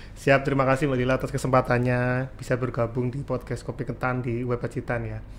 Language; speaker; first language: Indonesian; native; Indonesian